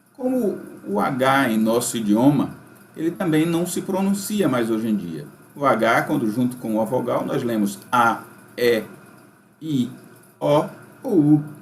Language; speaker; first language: Portuguese; native; Portuguese